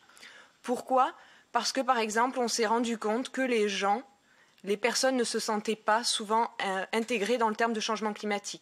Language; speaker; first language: French; native; French